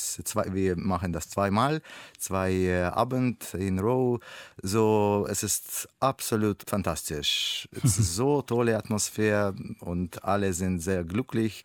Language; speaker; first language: German; non-native, learner; Russian